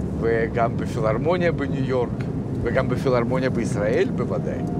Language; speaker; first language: Hebrew; non-native, fluent; Russian